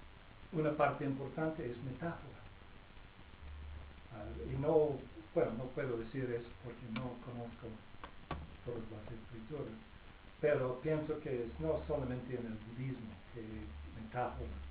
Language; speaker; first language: Spanish; non-native, fluent; English